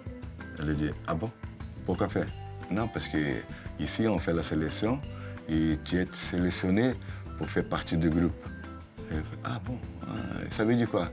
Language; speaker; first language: French; non-native, fluent; Portuguese